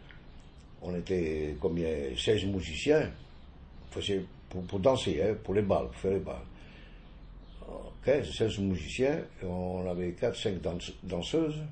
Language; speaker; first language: French; non-native, fluent; Italian